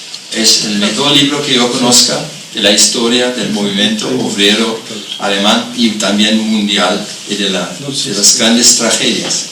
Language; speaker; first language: Spanish; non-native, fluent; German